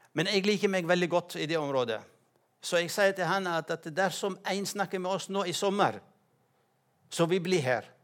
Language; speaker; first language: Norwegian; non-native, fluent; Arabic